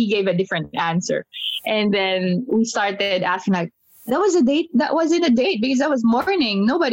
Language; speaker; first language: English; non-native, local second language; Filipino